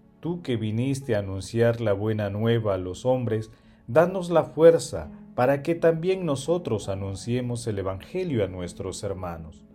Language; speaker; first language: Spanish; native; Spanish